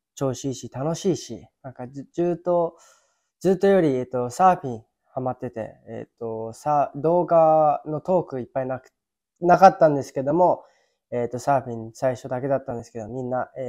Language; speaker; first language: Japanese; early bilingual, other home language; English